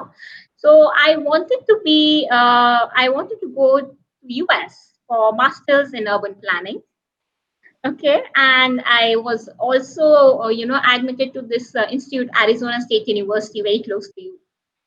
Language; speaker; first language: English; non-native, local second language; Hindi